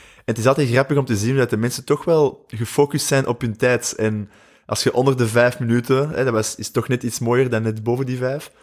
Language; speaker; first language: Dutch; native; Dutch